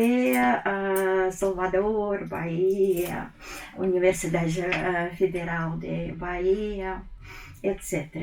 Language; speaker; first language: Portuguese; non-native, fluent; Russian